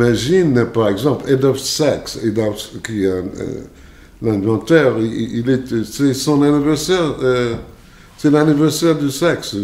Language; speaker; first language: French; non-native, fluent; English